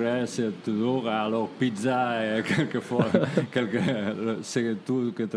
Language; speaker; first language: French; non-native, learner; Spanish